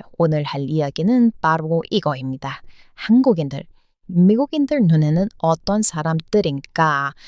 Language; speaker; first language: Korean; non-native, fluent; English